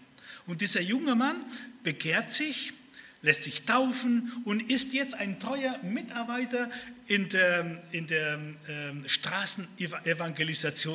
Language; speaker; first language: German; early bilingual, other home language; Spanish